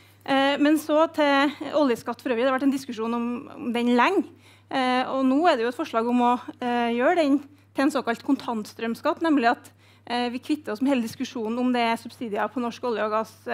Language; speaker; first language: Norwegian; native; Norwegian